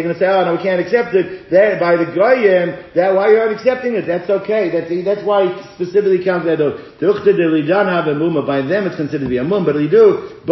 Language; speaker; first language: English; native; English